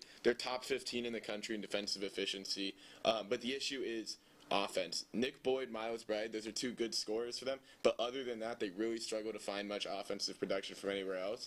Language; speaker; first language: English; native; English